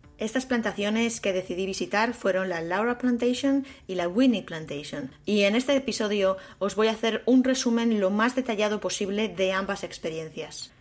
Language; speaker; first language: Spanish; native; Spanish